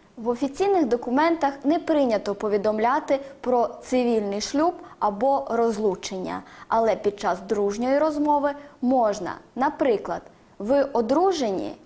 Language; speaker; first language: Ukrainian; native; Ukrainian